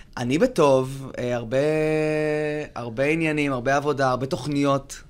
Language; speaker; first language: Hebrew; native; Hebrew